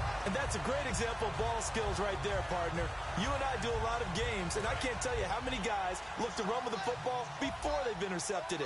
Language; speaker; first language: English; native; English